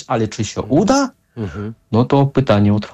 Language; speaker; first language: Polish; non-native, fluent; Russian